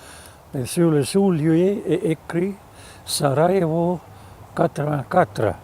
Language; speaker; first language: French; non-native, fluent; German